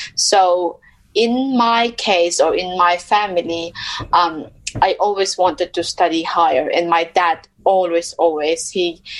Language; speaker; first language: English; non-native, local second language; Mizo